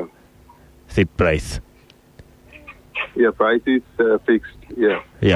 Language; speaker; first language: English; non-native, learner; Sinhala